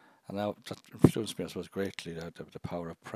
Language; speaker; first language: English; native; English